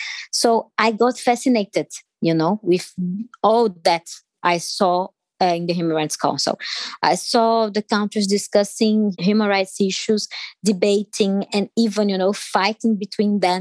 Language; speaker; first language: English; non-native, fluent; Portuguese